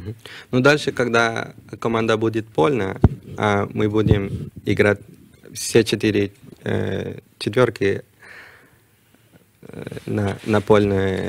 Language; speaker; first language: Russian; non-native, learner; Spanish